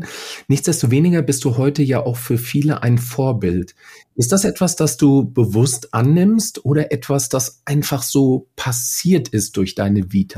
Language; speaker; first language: German; native; German